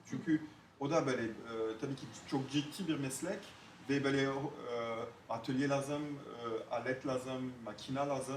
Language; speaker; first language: Turkish; non-native, fluent; French